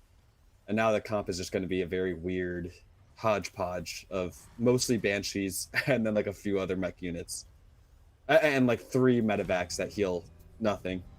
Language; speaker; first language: English; native; English